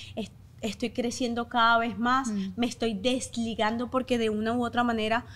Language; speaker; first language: Spanish; native; Spanish